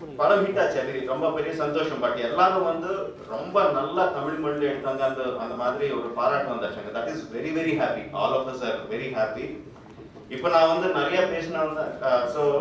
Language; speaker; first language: Tamil; non-native, local second language; Telugu